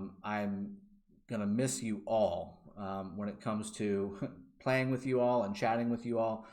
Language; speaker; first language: English; native; English